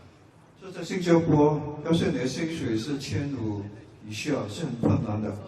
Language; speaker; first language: Chinese; non-native, local second language; English